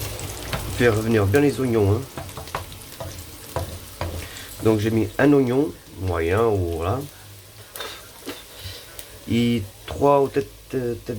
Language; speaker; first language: French; native; French